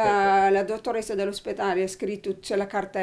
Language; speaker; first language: Italian; non-native, learner; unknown